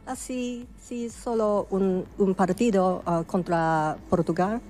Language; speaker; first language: Spanish; non-native, learner; Japanese